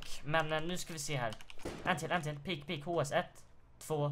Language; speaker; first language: Swedish; native; Swedish